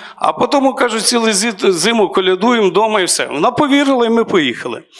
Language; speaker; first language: Ukrainian; native; Ukrainian